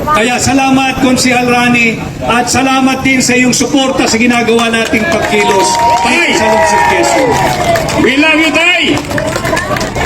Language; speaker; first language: Filipino; native; Filipino